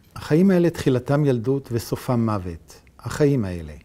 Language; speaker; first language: Hebrew; native; Hebrew